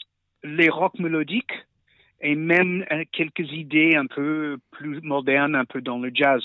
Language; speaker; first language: French; non-native, fluent; English